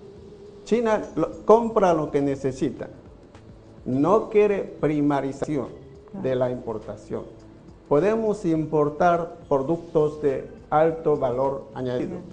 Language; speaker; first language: Spanish; non-native, fluent; Chinese